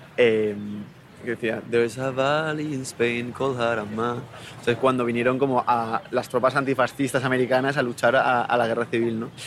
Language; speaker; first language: Spanish; native; Spanish